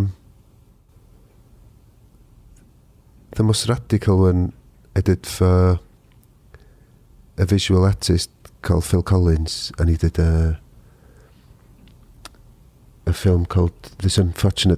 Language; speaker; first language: English; non-native, local second language; Welsh